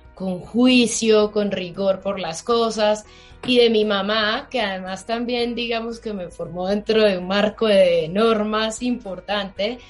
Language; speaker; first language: Spanish; native; Spanish